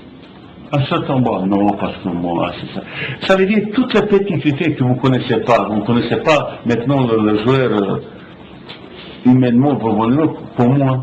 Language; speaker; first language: French; non-native, fluent; Bosnian